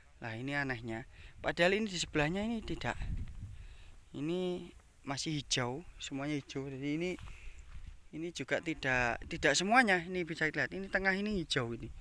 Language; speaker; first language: Indonesian; non-native, local second language; Javanese